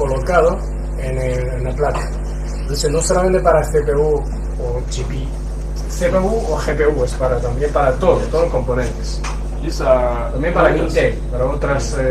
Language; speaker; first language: Spanish; non-native, fluent; Chinese